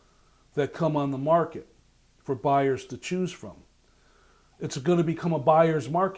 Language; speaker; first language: English; native; English